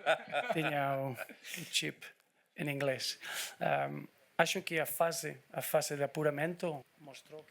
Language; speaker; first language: Portuguese; non-native, fluent; Spanish